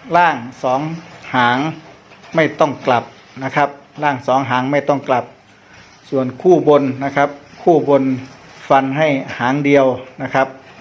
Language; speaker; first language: Thai; native; Thai